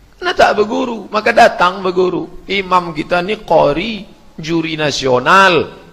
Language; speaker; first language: Indonesian; native; Indonesian